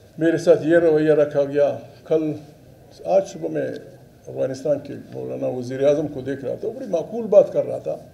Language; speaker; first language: Urdu; non-native, local second language; Pashto